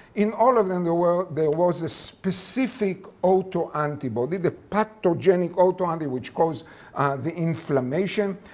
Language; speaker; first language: English; non-native, fluent; Hebrew